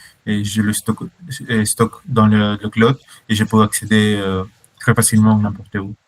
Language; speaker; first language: French; non-native, fluent; Spanish